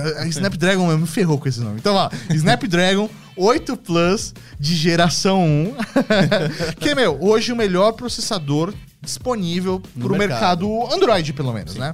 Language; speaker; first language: Portuguese; native; Portuguese